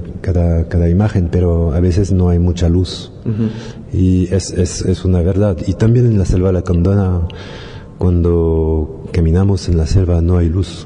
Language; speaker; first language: Spanish; non-native, learner; French